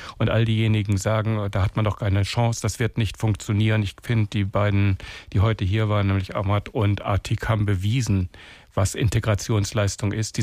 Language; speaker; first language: German; native; German